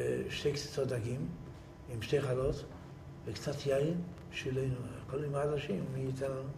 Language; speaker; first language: Hebrew; early bilingual, other home language; Yiddish